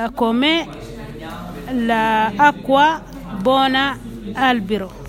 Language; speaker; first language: Italian; non-native, learner; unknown